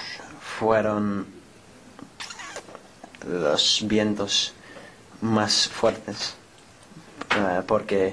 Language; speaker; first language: Spanish; non-native, learner; English